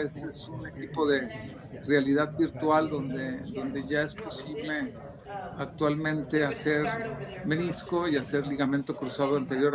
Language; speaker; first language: Spanish; native; Spanish